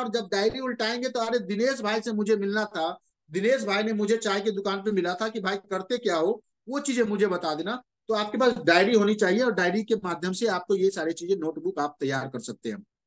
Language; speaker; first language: Hindi; native; Hindi